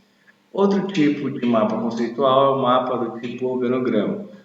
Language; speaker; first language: Portuguese; native; Portuguese